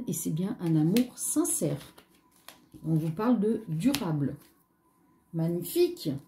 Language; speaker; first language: French; native; French